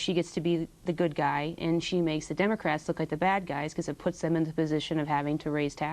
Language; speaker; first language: English; native; English